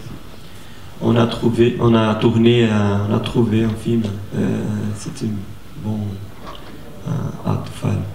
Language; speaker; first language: French; non-native, fluent; Portuguese